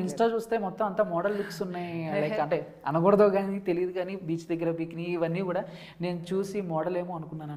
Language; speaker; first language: Telugu; native; Telugu